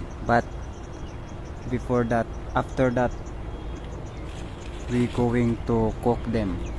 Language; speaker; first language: English; non-native, learner; Filipino